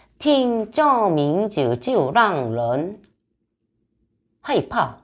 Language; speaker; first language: Chinese; non-native, learner; Korean